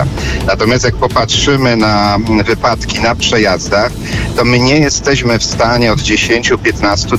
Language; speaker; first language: Polish; native; Polish